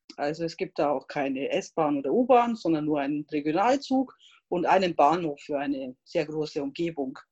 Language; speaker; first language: German; non-native, fluent; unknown